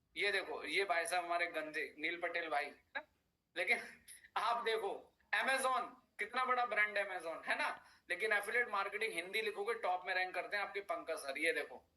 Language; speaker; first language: Hindi; native; Hindi